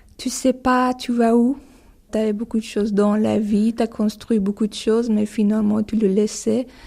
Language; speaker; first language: French; non-native, learner; Persian